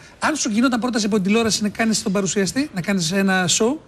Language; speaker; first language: Greek; native; Greek